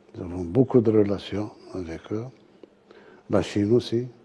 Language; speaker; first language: French; non-native, local second language; Arabic